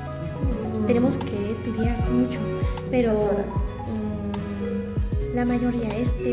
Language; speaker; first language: Spanish; non-native, learner; Vietnamese